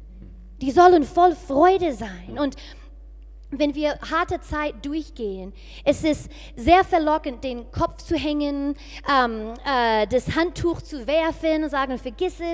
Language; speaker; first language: German; non-native, fluent; English